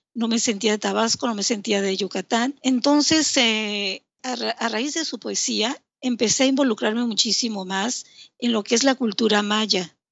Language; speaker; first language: Spanish; native; Spanish